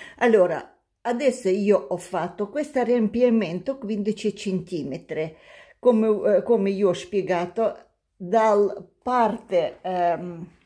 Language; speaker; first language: Italian; non-native, learner; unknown